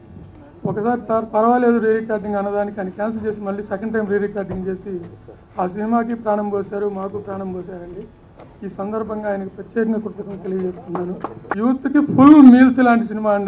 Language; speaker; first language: Telugu; native; Telugu